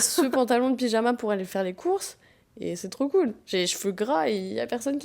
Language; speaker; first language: French; native; French